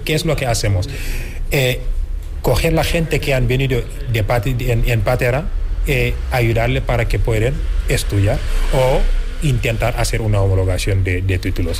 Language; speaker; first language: Spanish; non-native, fluent; Wolof